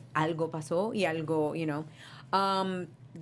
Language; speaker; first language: Spanish; early bilingual, heritage; Spanish